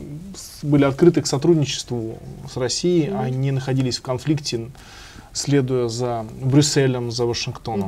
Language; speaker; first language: Russian; native; Russian